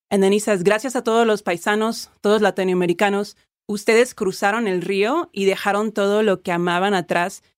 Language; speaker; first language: Spanish; early bilingual, other home language; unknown